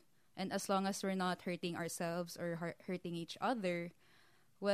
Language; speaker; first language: English; non-native, local second language; Filipino